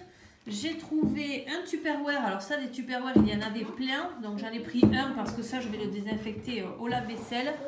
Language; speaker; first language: French; native; French